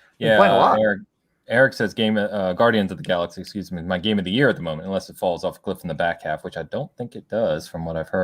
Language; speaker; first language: English; native; English